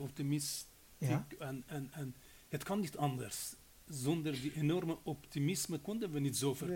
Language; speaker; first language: Dutch; non-native, fluent; Persian